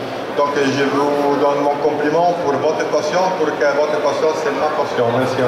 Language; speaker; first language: French; non-native, learner; Italian